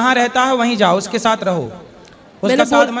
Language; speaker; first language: Hindi; native; Hindi